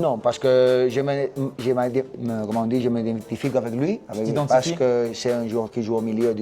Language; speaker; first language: French; non-native, learner; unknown